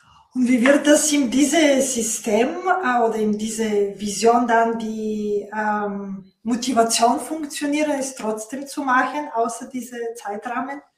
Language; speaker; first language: German; non-native, fluent; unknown